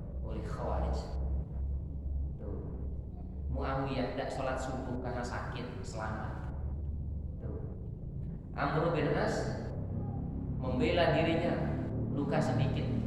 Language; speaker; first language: Indonesian; native; Indonesian